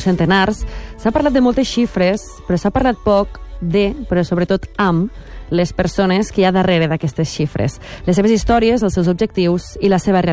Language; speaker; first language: Catalan; native; Catalan